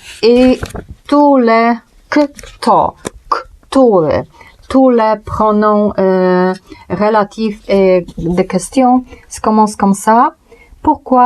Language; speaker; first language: French; non-native, fluent; Polish